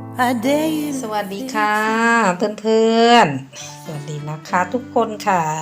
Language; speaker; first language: Thai; non-native, local second language; Northeastern Thai